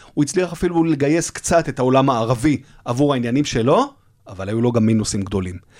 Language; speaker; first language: Hebrew; native; Hebrew